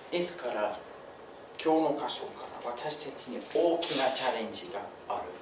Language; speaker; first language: Japanese; non-native, fluent; English